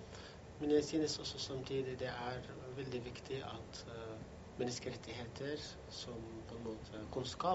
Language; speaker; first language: Norwegian; non-native, fluent; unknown